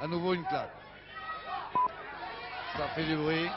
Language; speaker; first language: French; native; French